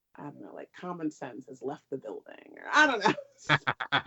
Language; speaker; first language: English; native; English